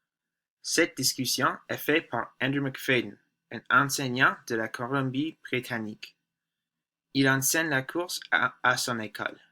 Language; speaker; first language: French; non-native, learner; English